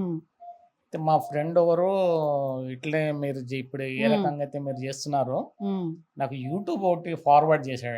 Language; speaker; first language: Telugu; native; Telugu